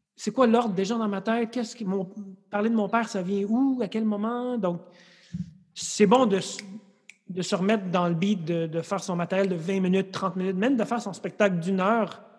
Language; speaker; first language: French; native; French